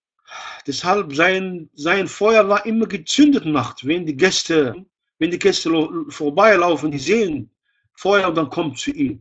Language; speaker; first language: German; non-native, fluent; Arabic